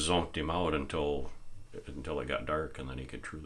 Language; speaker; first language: English; native; English